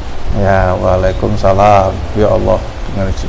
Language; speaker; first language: Indonesian; native; Indonesian